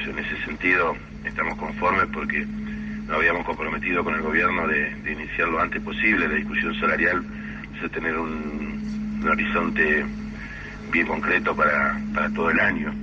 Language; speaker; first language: Spanish; native; Spanish